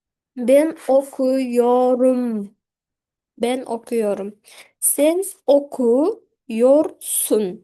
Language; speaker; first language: Turkish; non-native, fluent; Uzbek